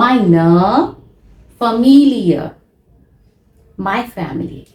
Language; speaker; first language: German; non-native, fluent; Hindi